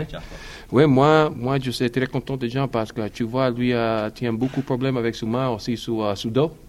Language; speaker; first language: French; non-native, learner; English